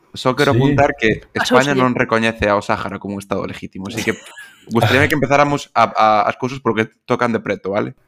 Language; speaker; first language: Galician; non-native, local second language; Spanish